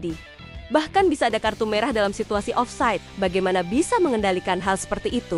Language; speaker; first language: Indonesian; native; Indonesian